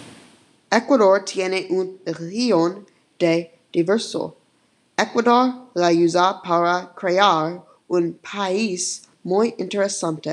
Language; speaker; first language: Spanish; non-native, learner; English